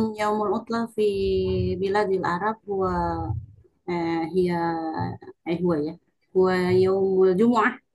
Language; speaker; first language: Arabic; non-native, learner; Indonesian